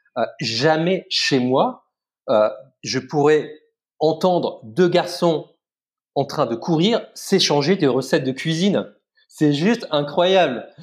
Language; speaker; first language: French; native; French